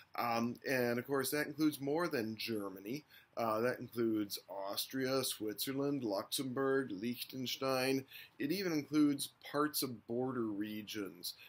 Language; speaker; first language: English; native; English